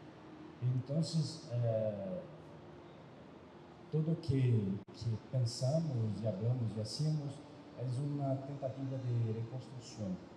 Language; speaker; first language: Spanish; non-native, fluent; Portuguese